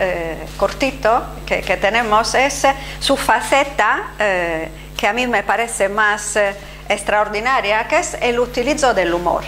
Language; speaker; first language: Spanish; non-native, fluent; Italian